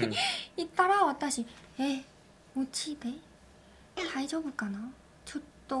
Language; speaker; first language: Japanese; non-native, learner; Korean